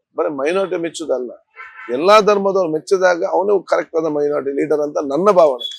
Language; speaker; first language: Kannada; non-native, local second language; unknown